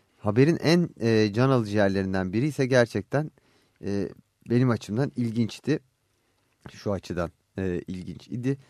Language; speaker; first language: Turkish; native; Turkish